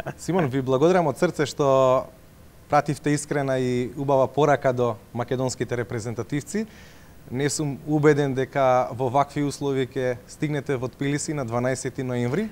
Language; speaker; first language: Macedonian; native; Macedonian